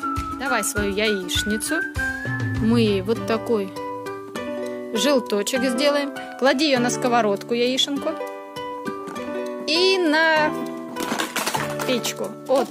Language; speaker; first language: Russian; native; Russian